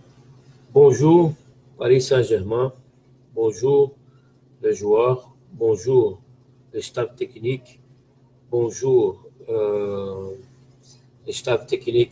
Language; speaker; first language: French; non-native, fluent; Portuguese